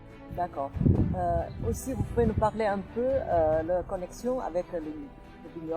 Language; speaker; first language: French; non-native, fluent; Chinese